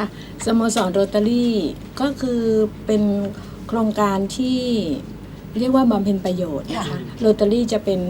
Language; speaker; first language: Thai; native; Thai